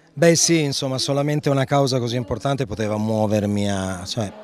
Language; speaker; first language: Italian; native; Italian